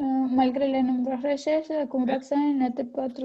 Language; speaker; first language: French; non-native, learner; Spanish